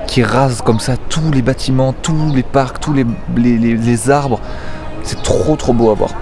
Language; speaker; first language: French; native; French